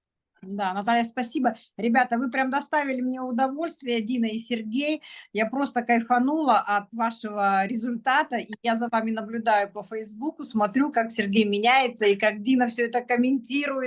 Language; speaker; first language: Russian; native; Russian